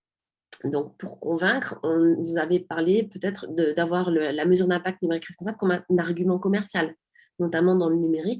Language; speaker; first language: French; native; French